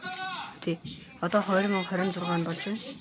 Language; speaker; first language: Mongolian; native; Mongolian